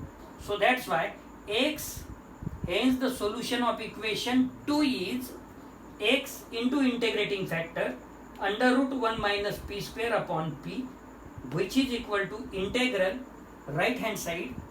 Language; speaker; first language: English; non-native, local second language; Marathi